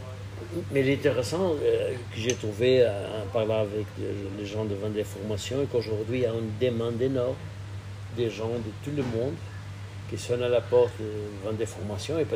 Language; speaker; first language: French; non-native, fluent; Portuguese